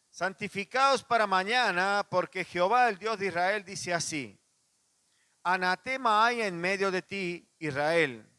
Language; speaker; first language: Spanish; native; Spanish